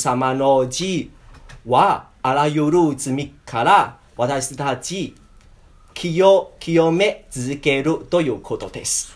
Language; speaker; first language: Japanese; non-native, learner; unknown